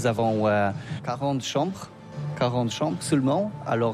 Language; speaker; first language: French; non-native, learner; Polish